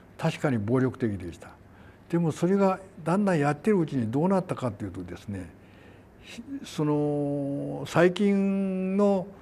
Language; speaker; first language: Japanese; non-native, fluent; Korean